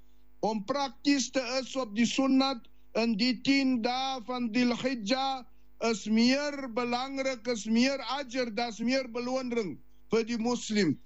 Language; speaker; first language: Dutch; non-native, learner; Afrikaans